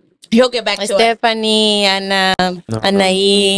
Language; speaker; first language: English; early bilingual, other home language; Spanish